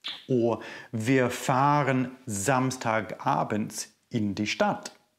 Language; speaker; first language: German; native; German